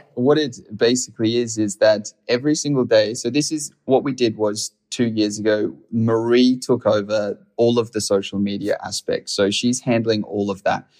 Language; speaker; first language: English; native; English